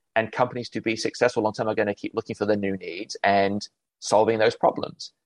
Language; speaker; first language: English; native; English